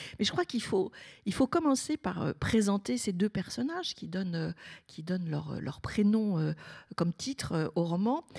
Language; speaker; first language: French; native; French